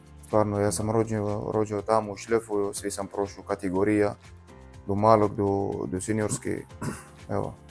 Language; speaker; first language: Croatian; non-native, learner; Arabic